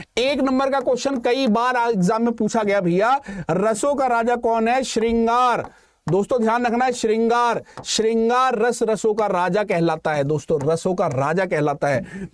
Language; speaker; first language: Hindi; native; Hindi